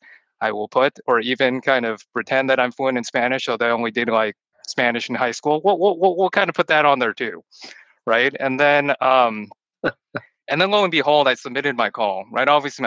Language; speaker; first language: English; early bilingual, other home language; Chinese